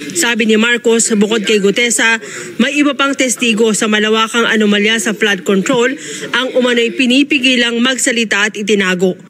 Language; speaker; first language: Filipino; native; Filipino